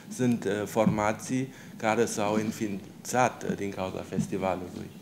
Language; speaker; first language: Romanian; non-native, fluent; German